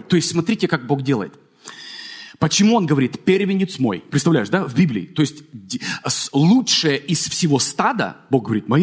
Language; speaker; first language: Russian; native; Russian